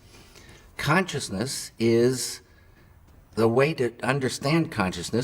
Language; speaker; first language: English; native; English